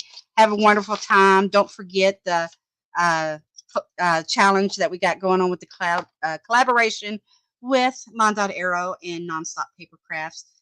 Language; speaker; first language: English; native; English